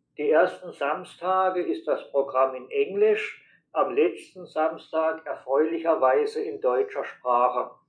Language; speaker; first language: German; native; German